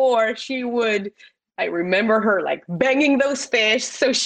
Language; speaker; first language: English; non-native, fluent; Hebrew